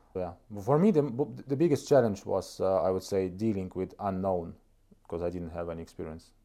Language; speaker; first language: English; non-native, fluent; Estonian